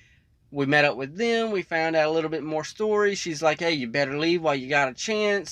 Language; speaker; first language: English; native; English